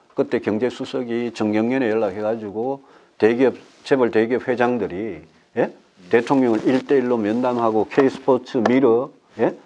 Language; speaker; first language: Korean; native; Korean